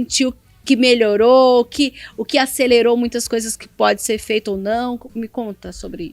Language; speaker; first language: Portuguese; native; Portuguese